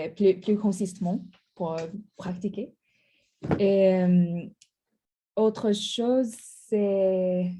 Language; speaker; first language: French; non-native, learner; English